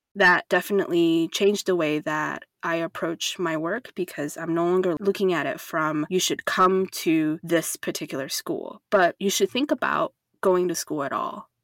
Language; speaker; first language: English; non-native, fluent; Chinese